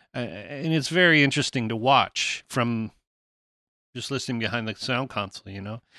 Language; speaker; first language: English; native; English